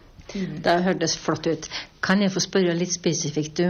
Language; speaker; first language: Norwegian; native; Norwegian